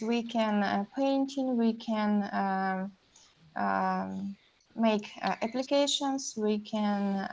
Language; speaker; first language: English; non-native, learner; Russian